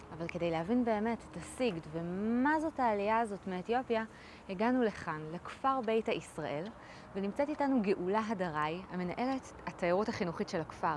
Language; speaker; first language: Hebrew; native; Hebrew